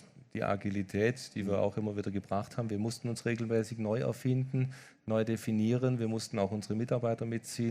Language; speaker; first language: German; native; German